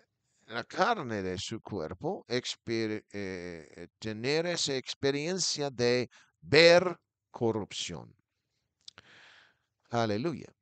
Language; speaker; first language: Spanish; non-native, fluent; English